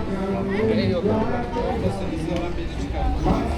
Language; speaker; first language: Turkish; native; Turkish